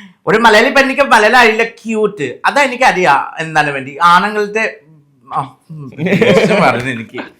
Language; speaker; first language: Malayalam; non-native, fluent; Assamese